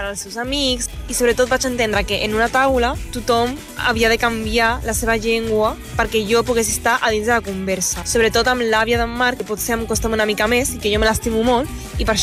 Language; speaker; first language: Catalan; non-native, local second language; Spanish